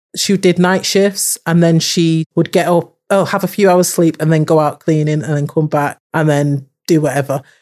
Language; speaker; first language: English; early bilingual, other home language; Yoruba